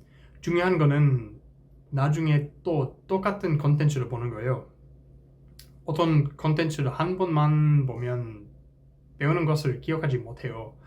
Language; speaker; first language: Korean; non-native, fluent; English